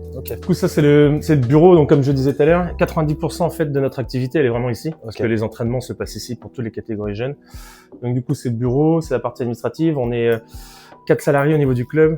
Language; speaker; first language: French; native; French